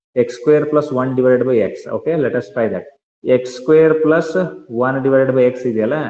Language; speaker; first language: English; non-native, local second language; Kannada